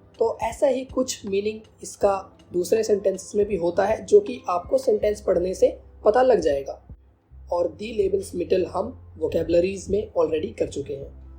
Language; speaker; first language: Hindi; native; Hindi